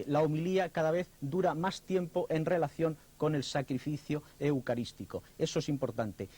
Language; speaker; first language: Spanish; native; Spanish